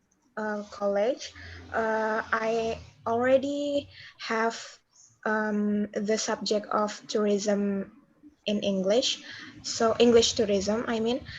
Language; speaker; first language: English; non-native, learner; Indonesian